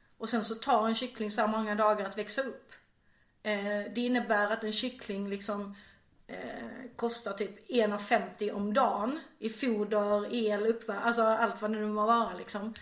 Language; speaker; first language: Swedish; native; Swedish